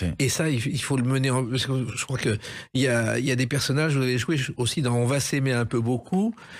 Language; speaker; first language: French; native; French